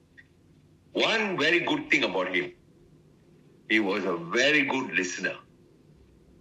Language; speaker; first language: English; non-native, local second language; Tamil